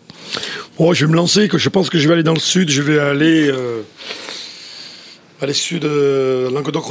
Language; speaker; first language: French; native; French